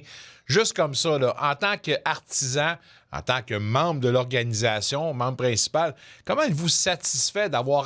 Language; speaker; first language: French; native; French